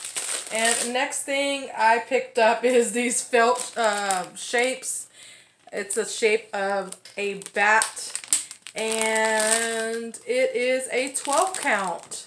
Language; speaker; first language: English; native; English